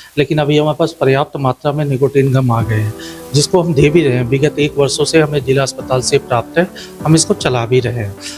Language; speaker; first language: Hindi; native; Hindi